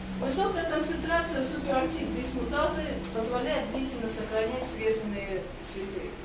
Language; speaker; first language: Russian; non-native, local second language; Georgian